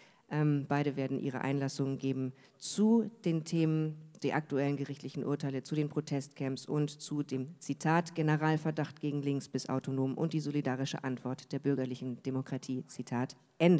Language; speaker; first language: German; native; German